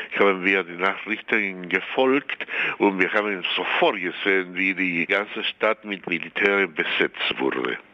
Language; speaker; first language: German; non-native, fluent; Spanish